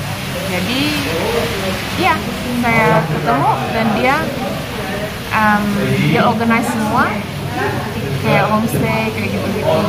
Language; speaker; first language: Indonesian; early bilingual, heritage; English